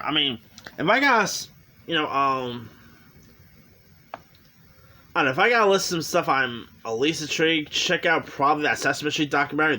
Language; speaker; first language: English; native; English